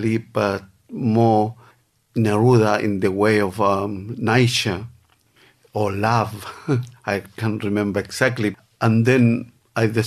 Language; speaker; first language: English; non-native, fluent; Spanish